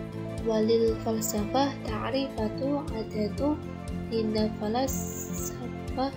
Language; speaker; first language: Arabic; non-native, learner; Indonesian